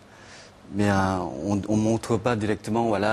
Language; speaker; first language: French; non-native, fluent; Korean